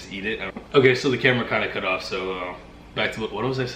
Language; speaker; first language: English; native; English